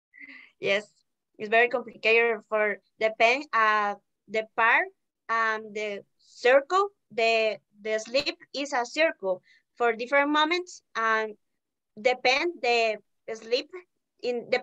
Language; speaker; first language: English; non-native, learner; Spanish